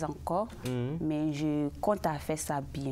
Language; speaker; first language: French; early bilingual, other home language; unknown